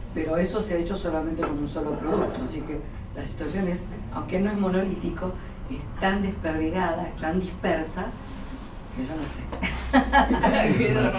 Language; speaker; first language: Spanish; native; Spanish